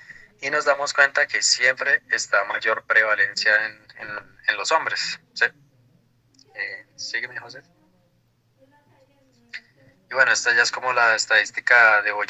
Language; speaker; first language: Spanish; native; Spanish